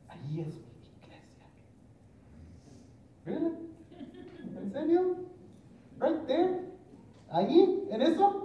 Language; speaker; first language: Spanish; early bilingual, heritage; English